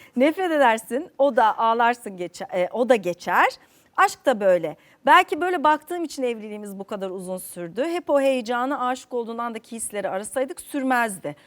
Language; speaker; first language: Turkish; native; Turkish